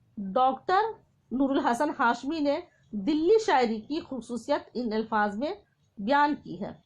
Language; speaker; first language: Urdu; native; Urdu